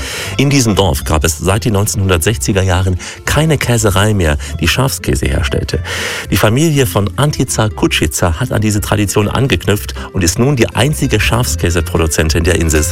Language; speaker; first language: German; native; German